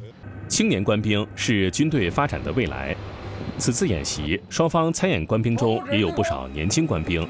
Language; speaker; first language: Chinese; native; Chinese